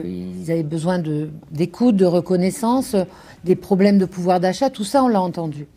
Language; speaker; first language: French; native; French